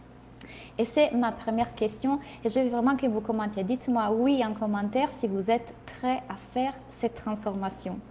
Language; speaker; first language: French; non-native, fluent; Italian